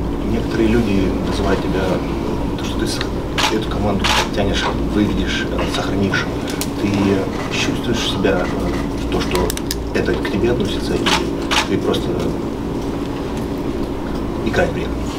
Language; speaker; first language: Russian; native; Russian